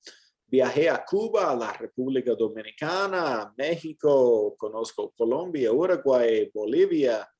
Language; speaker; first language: Spanish; non-native, fluent; English